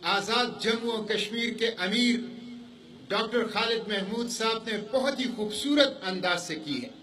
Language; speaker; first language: Urdu; non-native, local second language; Pashto